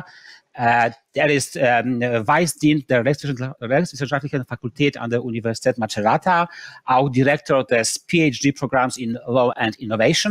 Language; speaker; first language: German; non-native, fluent; Polish